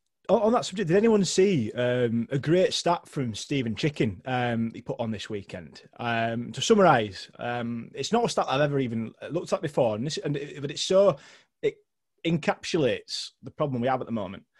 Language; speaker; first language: English; native; English